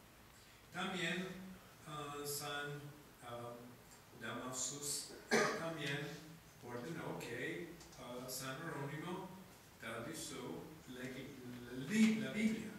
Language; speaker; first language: Spanish; non-native, fluent; English